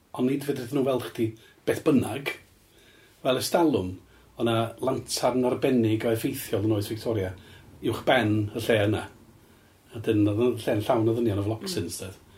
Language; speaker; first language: Welsh; native; Welsh